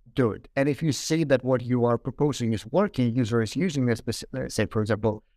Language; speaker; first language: English; non-native, fluent; Ukrainian